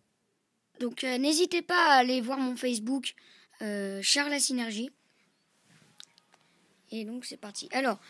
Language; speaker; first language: French; native; French